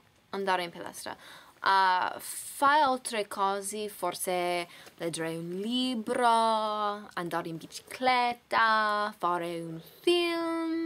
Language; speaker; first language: Italian; non-native, learner; English